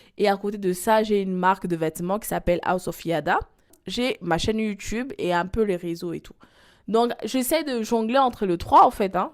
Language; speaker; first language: French; non-native, local second language; Lingala